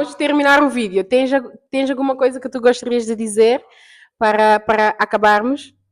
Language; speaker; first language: Portuguese; non-native, fluent; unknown